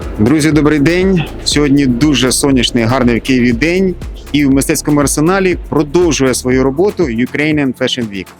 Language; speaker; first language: Ukrainian; native; Ukrainian